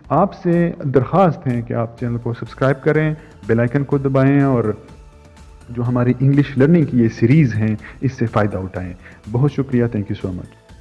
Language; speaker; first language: Urdu; native; Urdu